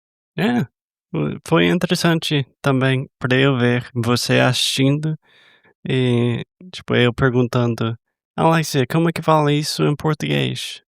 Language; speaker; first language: Portuguese; non-native, fluent; English